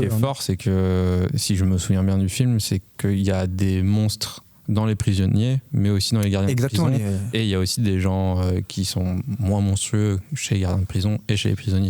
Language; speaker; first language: French; native; French